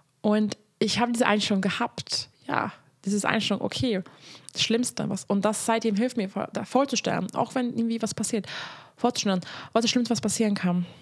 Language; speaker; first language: German; non-native, fluent; Hungarian